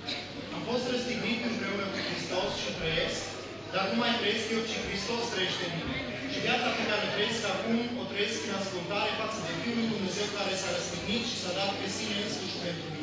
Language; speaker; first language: Romanian; native; Romanian